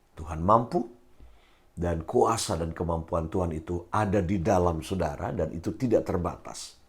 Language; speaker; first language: Indonesian; native; Indonesian